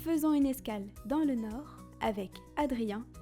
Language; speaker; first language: French; native; French